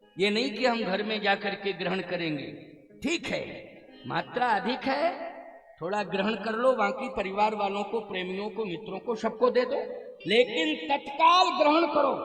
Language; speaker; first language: Hindi; native; Hindi